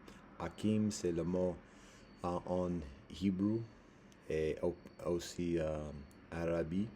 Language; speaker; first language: French; non-native, learner; English